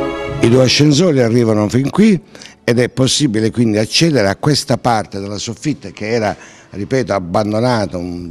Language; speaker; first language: Italian; native; Italian